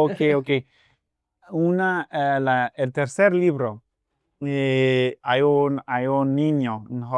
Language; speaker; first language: Spanish; non-native, fluent; English